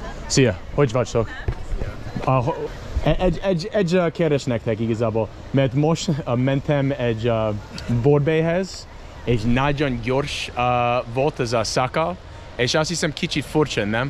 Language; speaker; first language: Hungarian; non-native, learner; English